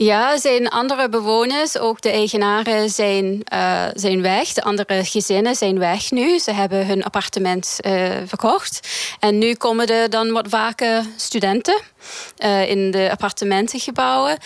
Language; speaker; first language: Dutch; non-native, fluent; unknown